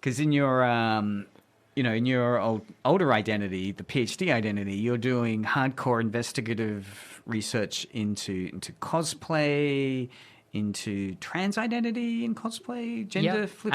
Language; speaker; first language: English; native; English